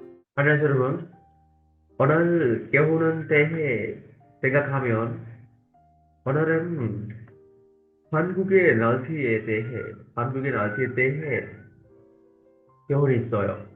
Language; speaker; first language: Korean; non-native, learner; Sinhala